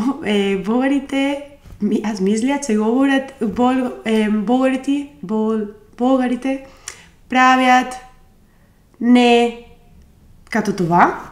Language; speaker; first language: Bulgarian; non-native, learner; Spanish